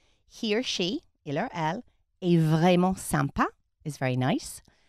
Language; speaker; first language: English; native; English